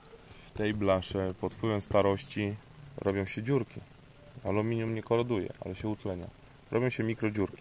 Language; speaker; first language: Polish; native; Polish